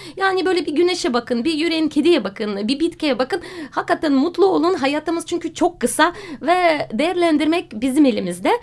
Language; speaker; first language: Turkish; non-native, fluent; Russian